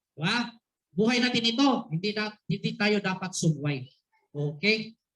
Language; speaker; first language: Filipino; non-native, local second language; Cebuano